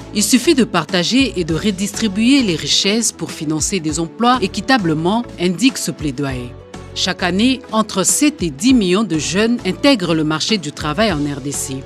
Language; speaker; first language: French; non-native, local second language; Lingala